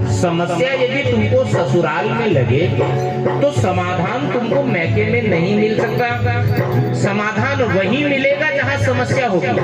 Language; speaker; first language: Hindi; native; Hindi